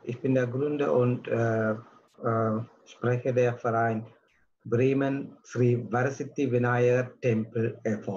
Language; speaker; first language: German; non-native, learner; Tamil